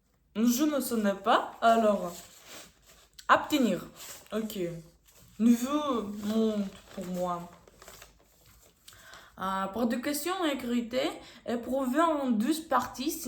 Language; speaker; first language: French; non-native, learner; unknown